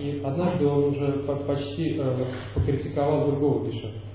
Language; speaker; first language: Russian; native; Russian